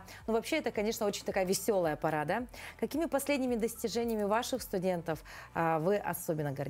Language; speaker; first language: Russian; native; Russian